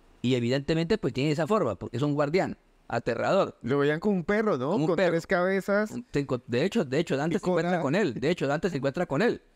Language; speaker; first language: Spanish; native; Spanish